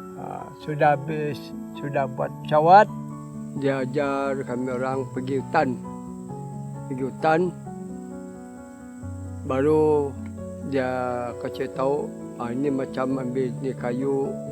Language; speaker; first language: Indonesian; non-native, local second language; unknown